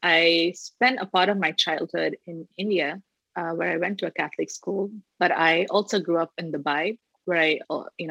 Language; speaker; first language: English; non-native, fluent; Tamil